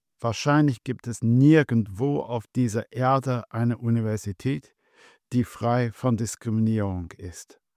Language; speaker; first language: German; non-native, fluent; English